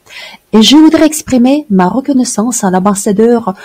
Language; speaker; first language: French; non-native, fluent; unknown